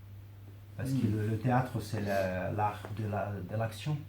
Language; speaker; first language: French; non-native, fluent; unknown